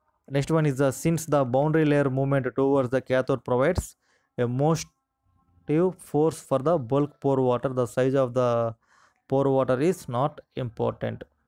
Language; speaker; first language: English; non-native, local second language; Telugu